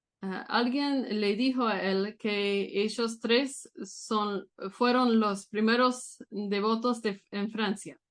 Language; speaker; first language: Spanish; non-native, learner; English